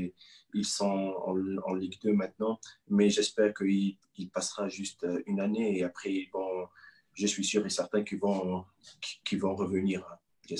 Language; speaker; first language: French; non-native, local second language; Arabic